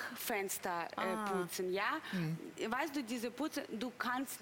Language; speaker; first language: German; non-native, learner; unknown